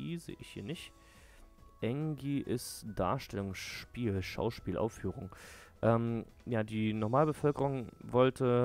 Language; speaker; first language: German; native; German